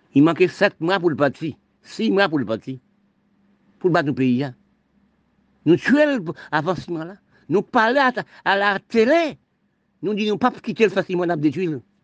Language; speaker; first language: French; non-native, local second language; Haitian Creole